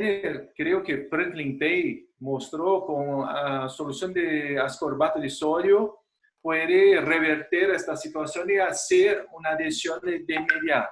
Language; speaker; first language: Spanish; non-native, fluent; Portuguese